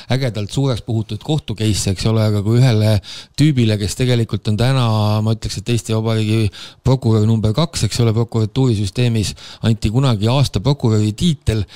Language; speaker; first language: Estonian; native; Estonian